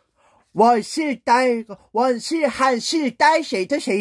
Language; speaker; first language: Chinese; non-native, learner; Korean